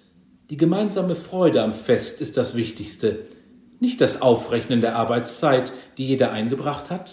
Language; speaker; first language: German; native; German